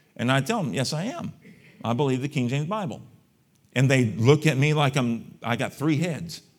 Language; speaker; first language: English; native; English